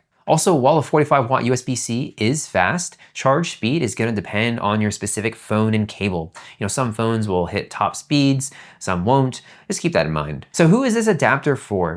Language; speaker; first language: English; native; English